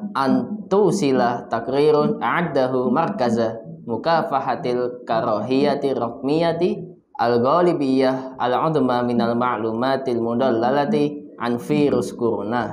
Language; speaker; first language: Arabic; non-native, learner; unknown